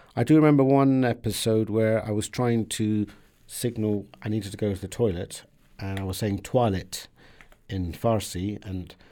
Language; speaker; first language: English; early bilingual, other home language; Persian